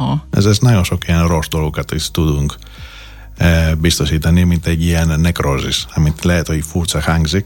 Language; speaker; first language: Hungarian; non-native, fluent; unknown